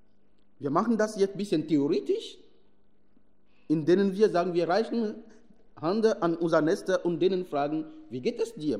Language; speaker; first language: German; non-native, fluent; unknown